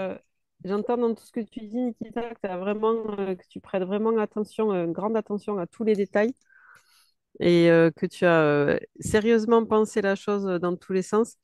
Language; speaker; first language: French; native; French